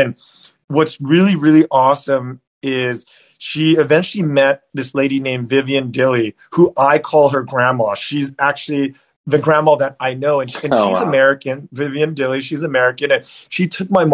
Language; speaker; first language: English; native; English